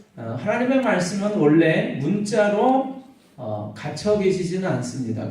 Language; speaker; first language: Korean; native; Korean